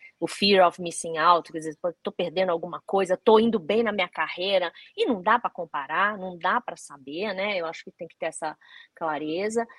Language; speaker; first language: Portuguese; early bilingual, other home language; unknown